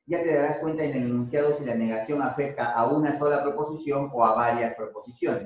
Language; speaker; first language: Spanish; native; Spanish